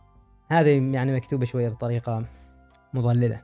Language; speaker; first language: Arabic; native; Arabic